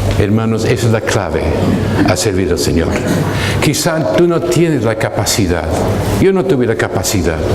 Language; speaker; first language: Spanish; non-native, fluent; English